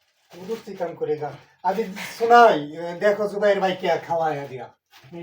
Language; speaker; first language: Hindi; non-native, learner; Bangla